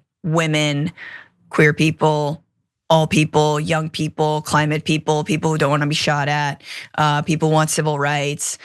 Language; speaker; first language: English; native; English